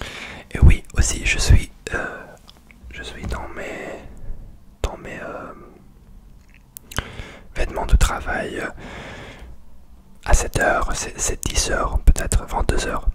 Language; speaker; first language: French; non-native, learner; English